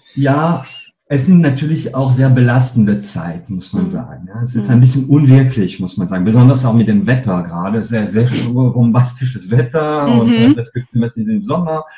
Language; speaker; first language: German; non-native, fluent; French